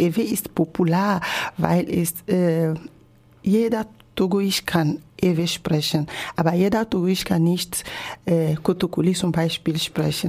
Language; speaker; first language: German; non-native, learner; Ewe